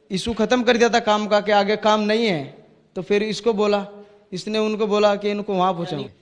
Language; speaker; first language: Hindi; native; Hindi